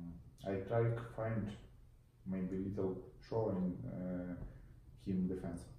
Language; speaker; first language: English; non-native, learner; Russian